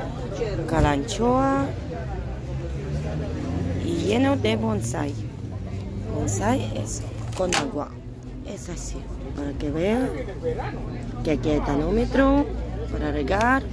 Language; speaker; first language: Spanish; non-native, fluent; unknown